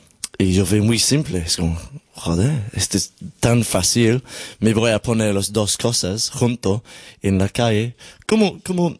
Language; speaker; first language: Spanish; non-native, learner; English